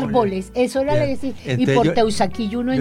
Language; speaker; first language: Spanish; native; Spanish